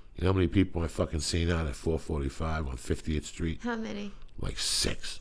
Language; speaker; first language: English; native; English